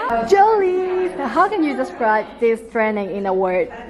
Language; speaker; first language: English; non-native, fluent; Thai